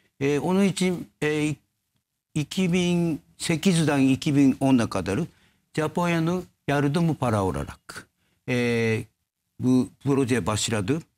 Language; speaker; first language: Turkish; non-native, learner; Japanese